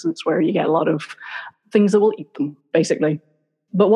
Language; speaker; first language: English; native; English